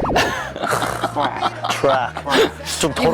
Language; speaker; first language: Korean; non-native, fluent; English